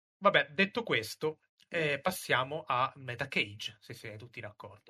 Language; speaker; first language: Italian; native; Italian